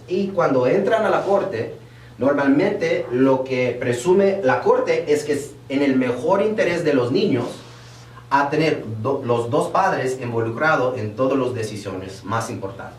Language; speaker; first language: Spanish; early bilingual, heritage; Spanish